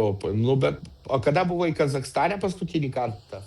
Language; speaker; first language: Lithuanian; non-native, local second language; Russian